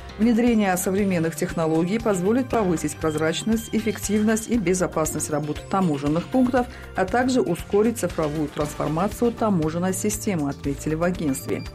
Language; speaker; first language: Russian; non-native, local second language; Tajik